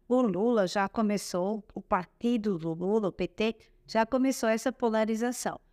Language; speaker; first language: Portuguese; non-native, learner; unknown